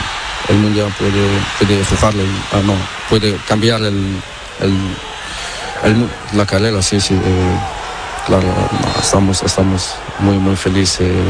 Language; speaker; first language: Spanish; non-native, learner; Portuguese